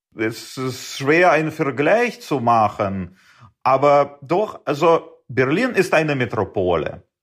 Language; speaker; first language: German; non-native, fluent; Russian